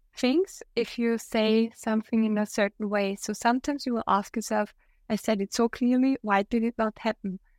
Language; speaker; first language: English; non-native, fluent; German